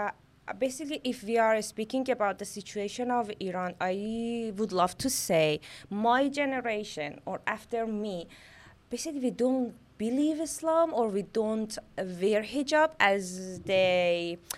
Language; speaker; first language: English; non-native, learner; Persian